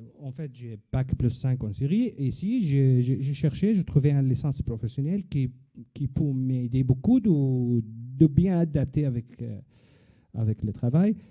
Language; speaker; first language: French; non-native, learner; Arabic